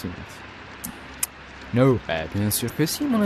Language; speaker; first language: French; native; French